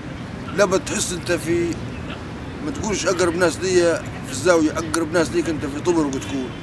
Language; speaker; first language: Arabic; native; Arabic